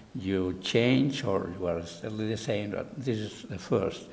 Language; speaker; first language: English; non-native, fluent; Catalan